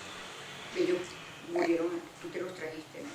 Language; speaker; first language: Spanish; early bilingual, other home language; Greek